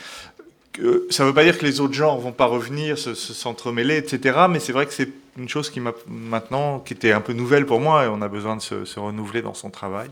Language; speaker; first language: French; native; French